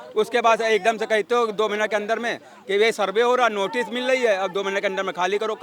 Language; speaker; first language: Hindi; native; Hindi